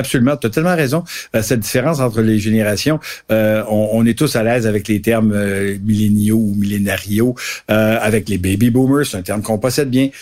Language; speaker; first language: French; native; French